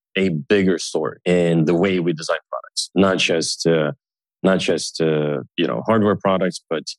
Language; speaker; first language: English; early bilingual, other home language; Russian